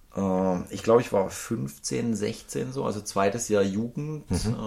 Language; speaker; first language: German; native; German